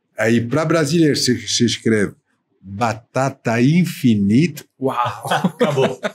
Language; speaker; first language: Portuguese; non-native, fluent; French